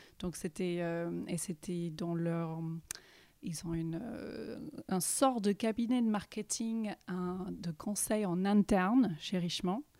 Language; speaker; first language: French; early bilingual, heritage; English